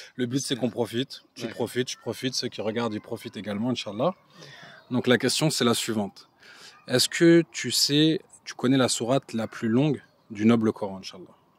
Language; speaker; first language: French; native; French